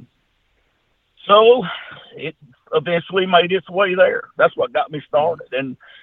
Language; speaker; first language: English; native; English